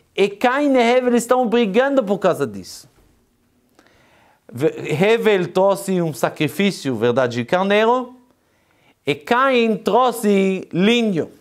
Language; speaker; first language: Portuguese; non-native, fluent; Hebrew